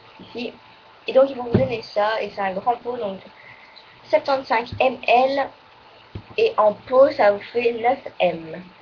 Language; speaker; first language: French; native; French